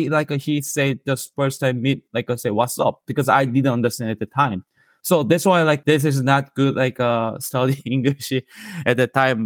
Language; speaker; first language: English; non-native, learner; Korean